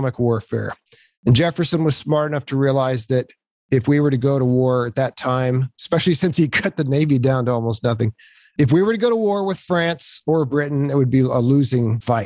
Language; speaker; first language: English; native; English